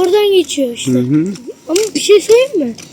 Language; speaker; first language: Turkish; early bilingual, heritage; Turkish